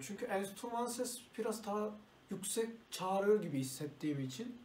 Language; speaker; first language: Turkish; non-native, learner; Korean